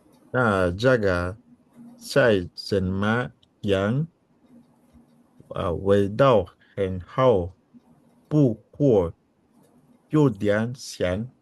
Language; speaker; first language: Chinese; non-native, learner; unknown